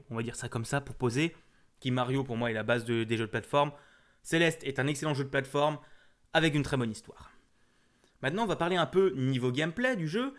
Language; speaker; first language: French; native; French